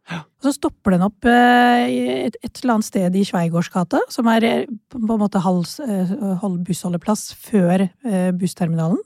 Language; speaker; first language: Norwegian; early bilingual, other home language; Urdu